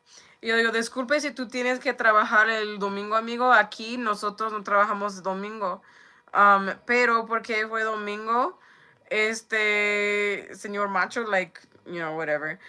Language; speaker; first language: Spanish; non-native, learner; English